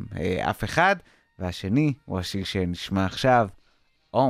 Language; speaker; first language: Hebrew; native; Hebrew